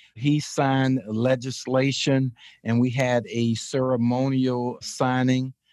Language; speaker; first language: English; native; English